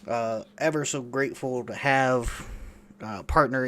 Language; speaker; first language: English; native; English